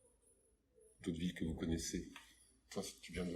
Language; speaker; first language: French; native; French